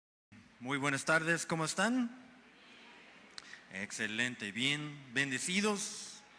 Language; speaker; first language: Spanish; non-native, fluent; English